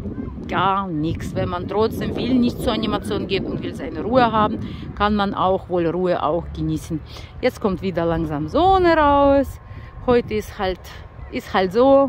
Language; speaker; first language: German; non-native, learner; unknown